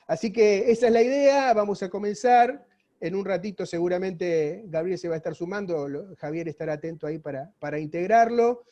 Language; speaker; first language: Spanish; native; Spanish